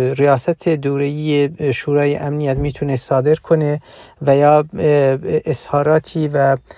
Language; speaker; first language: Persian; non-native, local second language; Central Kurdish